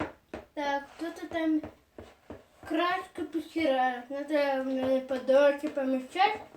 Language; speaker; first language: Russian; early bilingual, heritage; Russian